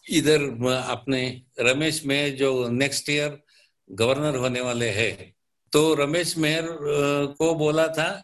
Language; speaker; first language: Hindi; non-native, local second language; Marathi